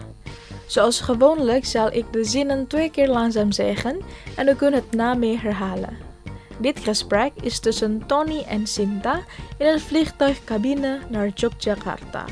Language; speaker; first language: Dutch; non-native, fluent; Indonesian